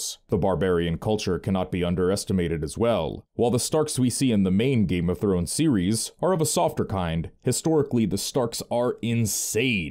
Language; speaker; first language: English; native; English